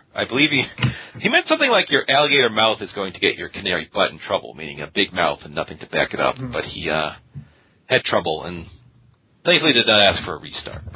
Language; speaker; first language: English; native; English